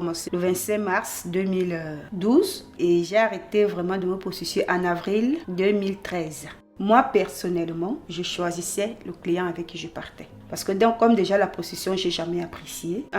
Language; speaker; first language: French; native; French